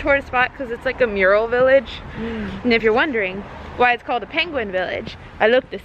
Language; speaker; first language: English; native; English